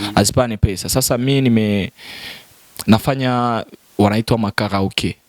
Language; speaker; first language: Swahili; native; Swahili